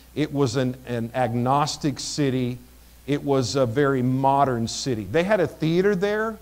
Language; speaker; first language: English; native; English